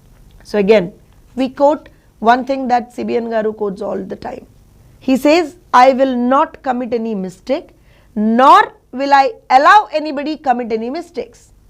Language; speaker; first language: English; non-native, local second language; Telugu